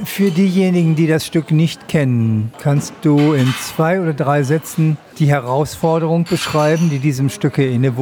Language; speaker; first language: German; native; German